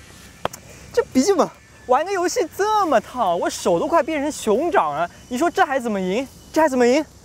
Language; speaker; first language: Chinese; native; Chinese